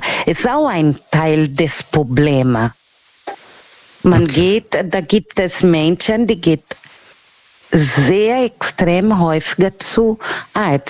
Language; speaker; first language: German; non-native, learner; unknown